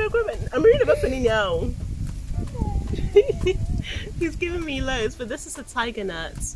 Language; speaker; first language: English; non-native, local second language; Akan